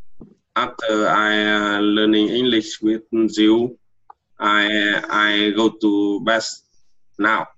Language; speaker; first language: English; non-native, learner; Vietnamese